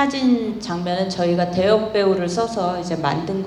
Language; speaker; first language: Korean; native; Korean